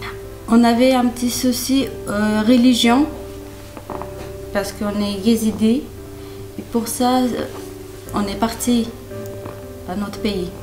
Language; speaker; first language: French; non-native, learner; Kurdish